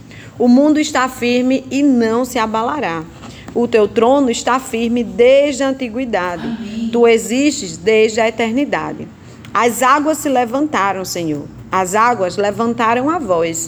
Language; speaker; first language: Portuguese; native; Portuguese